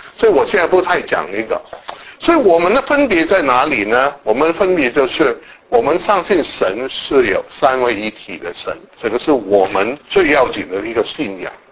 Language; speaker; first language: Chinese; non-native, local second language; Cantonese